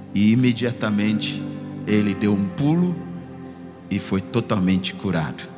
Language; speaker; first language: Portuguese; non-native, fluent; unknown